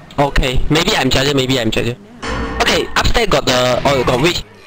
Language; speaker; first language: English; non-native, local second language; Chinese